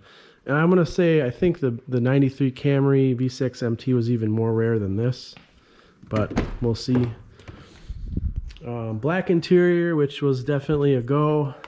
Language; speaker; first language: English; native; English